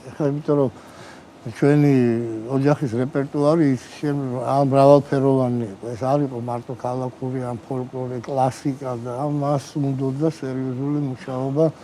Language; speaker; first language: Georgian; native; Georgian